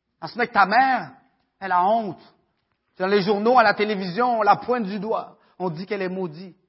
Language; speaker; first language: French; early bilingual, other home language; Haitian Creole